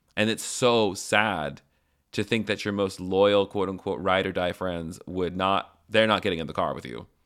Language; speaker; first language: English; native; English